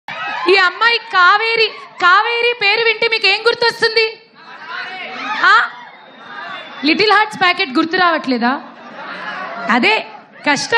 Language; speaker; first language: Telugu; native; Telugu